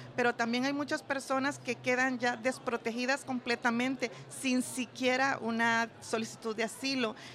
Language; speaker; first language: Spanish; native; Spanish